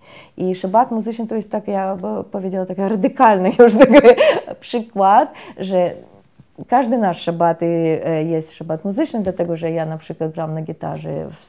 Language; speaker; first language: Polish; non-native, fluent; Russian